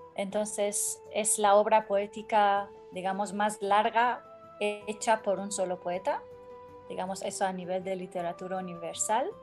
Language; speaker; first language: Spanish; non-native, fluent; Persian